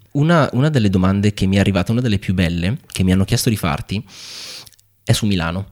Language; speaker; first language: Italian; native; Italian